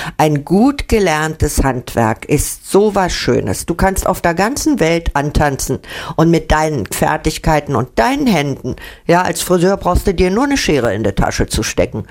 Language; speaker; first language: German; native; German